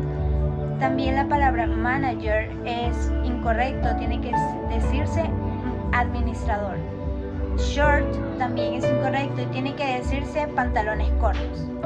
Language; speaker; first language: Spanish; native; Spanish